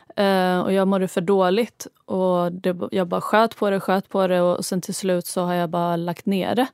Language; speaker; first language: Swedish; early bilingual, other home language; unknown